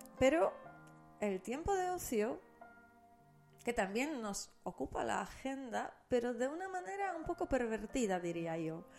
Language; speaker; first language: Spanish; non-native, fluent; Polish